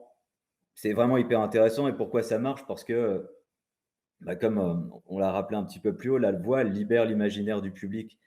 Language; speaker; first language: French; native; French